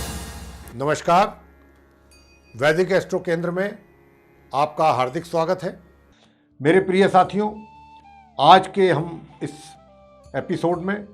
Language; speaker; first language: Hindi; native; Hindi